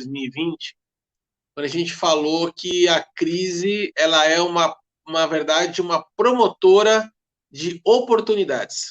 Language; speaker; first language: Portuguese; native; Portuguese